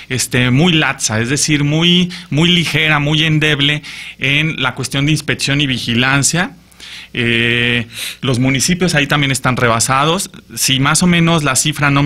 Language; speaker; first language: Spanish; native; Spanish